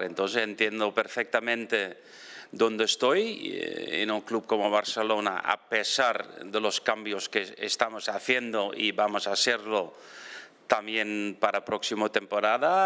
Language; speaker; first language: Spanish; non-native, fluent; Dutch